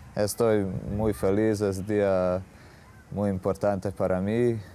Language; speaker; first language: Spanish; non-native, learner; Croatian